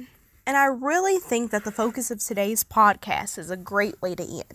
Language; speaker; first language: English; native; English